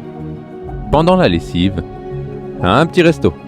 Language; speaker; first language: French; native; French